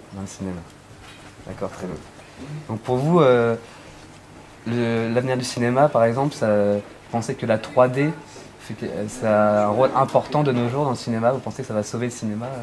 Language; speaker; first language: French; native; French